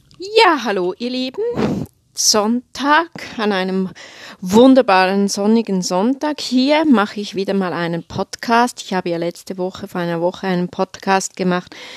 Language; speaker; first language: German; native; German